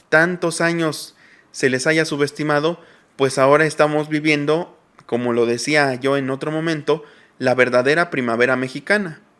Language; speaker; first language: Spanish; native; Spanish